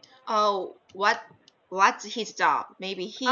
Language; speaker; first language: English; non-native, fluent; Korean